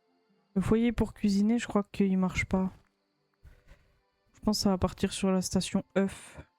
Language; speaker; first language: French; native; French